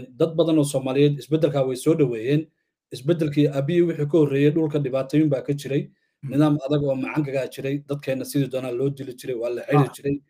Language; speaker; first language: Somali; native; Somali